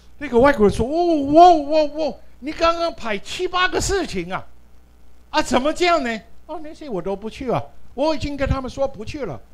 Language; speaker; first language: Chinese; non-native, fluent; English